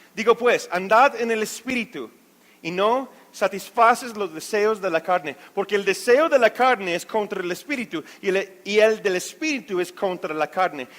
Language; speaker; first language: Spanish; non-native, fluent; English